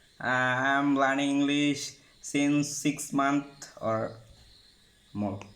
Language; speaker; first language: English; non-native, learner; Bangla